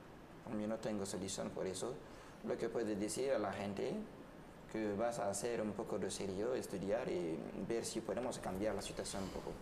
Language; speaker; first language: Spanish; non-native, learner; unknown